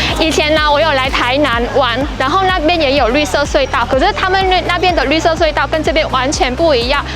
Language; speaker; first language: Chinese; non-native, fluent; Vietnamese